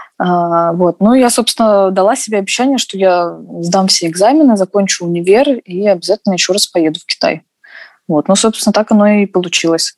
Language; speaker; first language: Russian; native; Russian